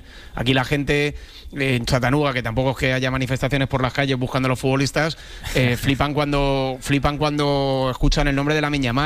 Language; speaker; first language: Spanish; native; Spanish